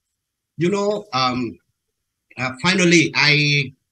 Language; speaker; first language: English; non-native, learner; Vietnamese